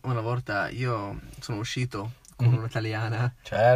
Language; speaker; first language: Italian; non-native, fluent; English